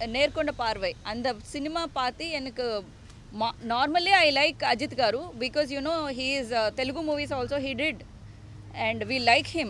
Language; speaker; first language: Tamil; non-native, learner; Telugu